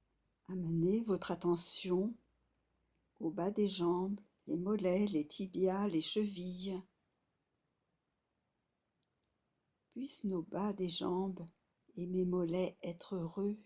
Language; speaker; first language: French; native; French